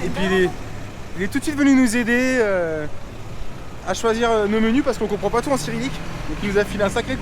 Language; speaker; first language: French; native; French